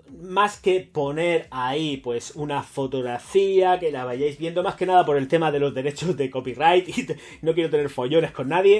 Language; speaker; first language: Spanish; native; Spanish